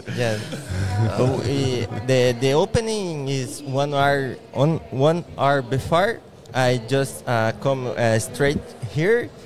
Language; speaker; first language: English; non-native, learner; Portuguese